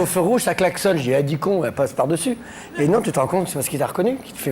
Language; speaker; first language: French; native; French